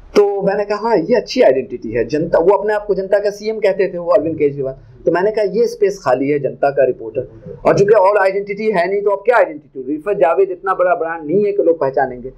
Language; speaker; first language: Hindi; native; Hindi